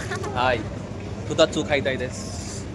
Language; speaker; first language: Japanese; non-native, learner; Marathi